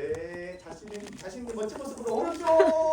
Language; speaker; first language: Korean; native; Korean